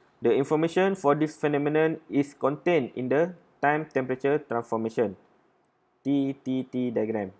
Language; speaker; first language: English; non-native, local second language; Malay